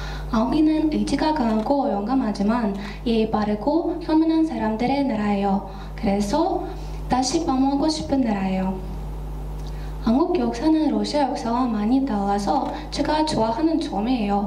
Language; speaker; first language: Korean; non-native, learner; Russian